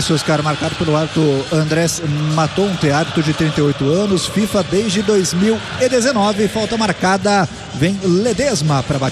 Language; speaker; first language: Portuguese; native; Portuguese